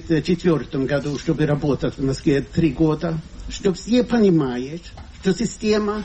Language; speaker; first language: Russian; non-native, fluent; Swedish